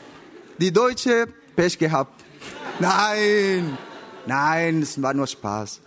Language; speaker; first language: German; non-native, learner; Spanish